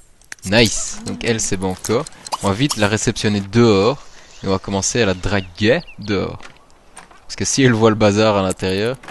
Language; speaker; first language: French; native; French